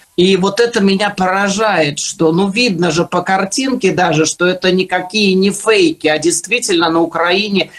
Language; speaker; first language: Russian; non-native, fluent; Finnish